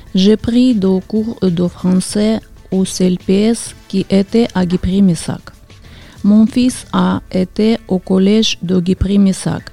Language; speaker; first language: French; non-native, learner; Ukrainian